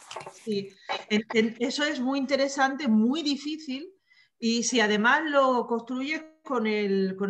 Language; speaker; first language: Spanish; native; Spanish